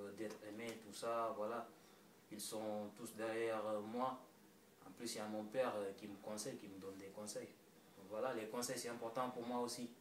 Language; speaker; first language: French; non-native, local second language; Wolof